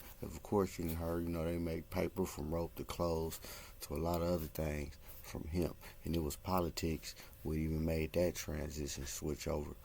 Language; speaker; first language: English; native; English